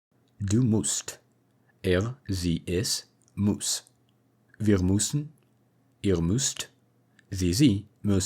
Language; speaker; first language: German; non-native, fluent; English